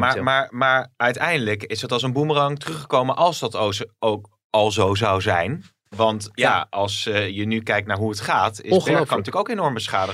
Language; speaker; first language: Dutch; native; Dutch